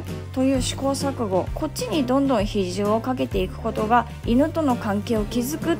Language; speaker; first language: Japanese; native; Japanese